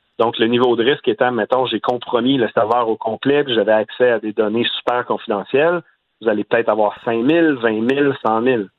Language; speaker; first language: French; native; French